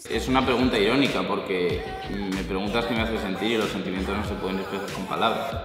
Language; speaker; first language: Spanish; native; Spanish